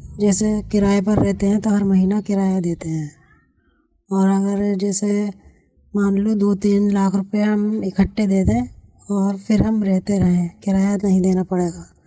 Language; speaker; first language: Hindi; native; Hindi